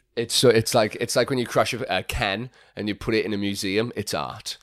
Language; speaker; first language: English; native; English